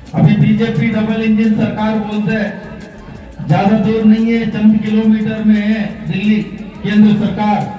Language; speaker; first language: Hindi; non-native, local second language; Kannada